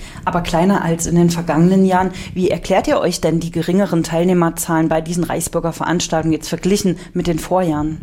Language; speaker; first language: German; native; German